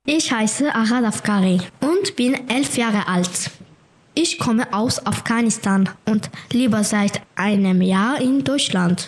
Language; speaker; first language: German; non-native, learner; Persian